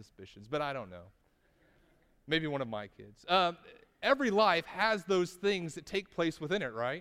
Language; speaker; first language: English; native; English